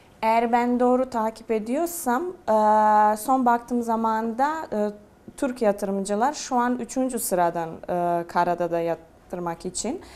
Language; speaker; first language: Turkish; non-native, fluent; Serbian